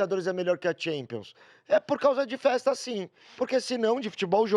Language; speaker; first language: Portuguese; native; Portuguese